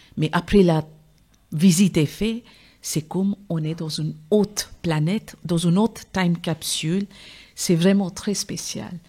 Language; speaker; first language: French; non-native, fluent; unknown